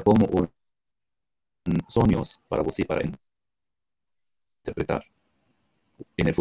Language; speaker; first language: Portuguese; non-native, learner; Arabic